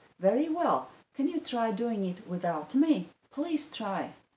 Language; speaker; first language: English; non-native, fluent; Latvian